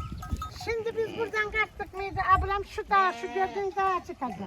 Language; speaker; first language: Turkish; native; Turkish